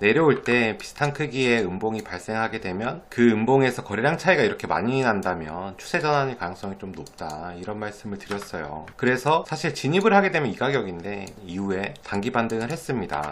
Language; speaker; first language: Korean; native; Korean